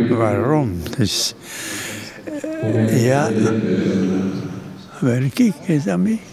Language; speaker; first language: Dutch; non-native, local second language; French